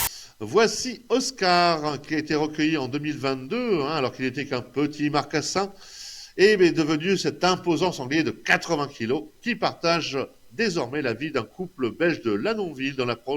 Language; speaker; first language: French; native; French